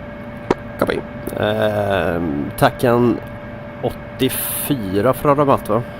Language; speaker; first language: Swedish; native; Swedish